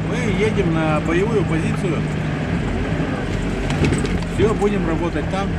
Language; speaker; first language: Russian; native; Russian